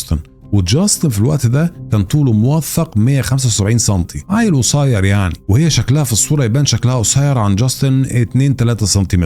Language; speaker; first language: Arabic; native; Arabic